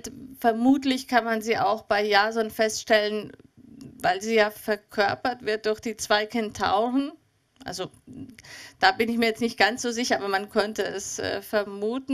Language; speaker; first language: German; native; German